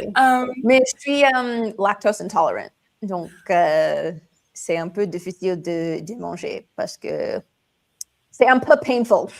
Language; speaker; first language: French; non-native, learner; English